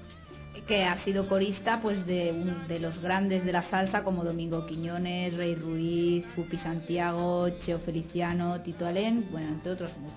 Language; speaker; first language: Spanish; native; Spanish